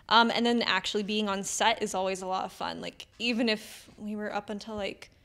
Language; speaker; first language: English; native; English